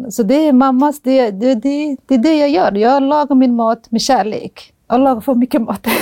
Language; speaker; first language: Swedish; non-native, fluent; Somali